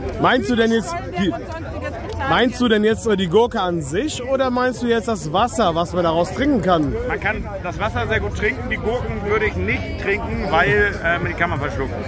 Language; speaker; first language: German; native; German